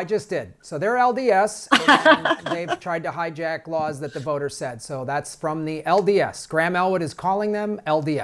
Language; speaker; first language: English; native; English